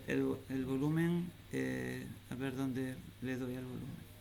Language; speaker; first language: Spanish; native; Spanish